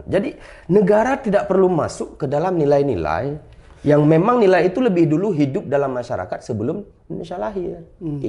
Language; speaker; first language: Indonesian; non-native, local second language; Achinese